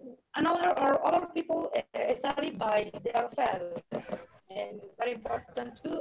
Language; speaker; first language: English; non-native, learner; Spanish